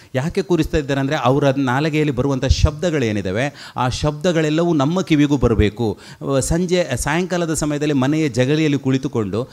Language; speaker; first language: Kannada; non-native, local second language; Tulu